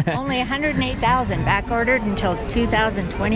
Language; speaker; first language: English; native; English